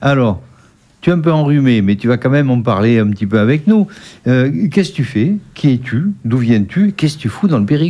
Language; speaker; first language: French; native; French